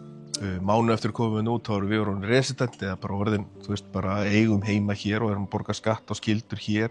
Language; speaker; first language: Icelandic; native; Icelandic